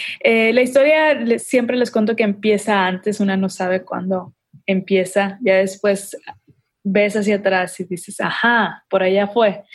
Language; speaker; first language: Spanish; native; Spanish